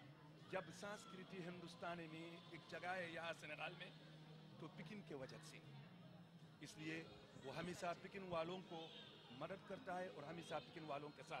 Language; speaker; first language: Hindi; non-native, learner; Wolof